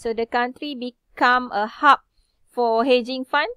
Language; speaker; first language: English; non-native, local second language; Malay